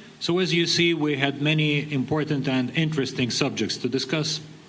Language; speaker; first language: English; non-native, fluent; Ukrainian